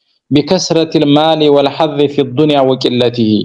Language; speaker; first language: Arabic; non-native, fluent; Amharic